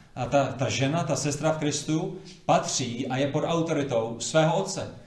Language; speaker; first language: Czech; native; Czech